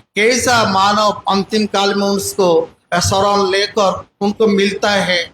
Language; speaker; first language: Hindi; non-native, local second language; Bangla